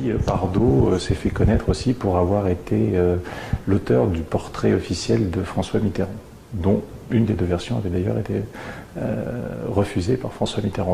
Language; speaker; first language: French; native; French